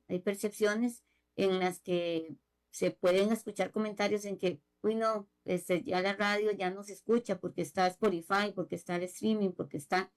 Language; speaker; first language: Spanish; native; Spanish